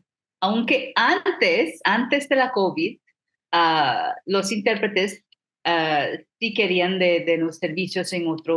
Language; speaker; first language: Spanish; non-native, fluent; English